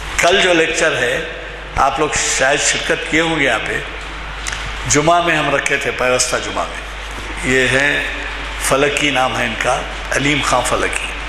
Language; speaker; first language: Urdu; native; Urdu